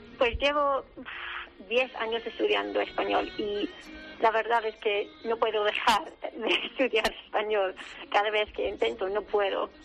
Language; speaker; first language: Spanish; non-native, fluent; English